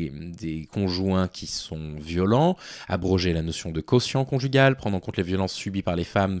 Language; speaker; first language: French; native; French